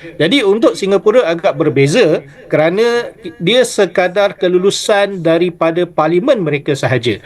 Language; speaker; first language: Malay; native; Malay